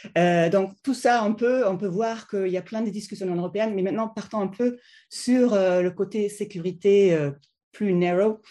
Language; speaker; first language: French; non-native, fluent; German